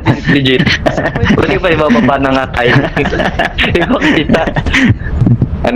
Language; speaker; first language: Filipino; native; Filipino